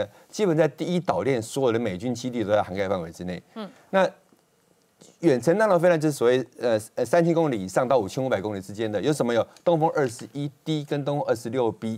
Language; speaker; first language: Chinese; native; Chinese